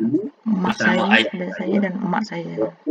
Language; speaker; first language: Malay; native; Malay